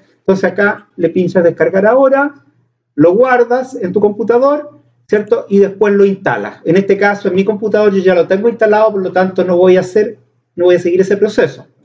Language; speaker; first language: Spanish; native; Spanish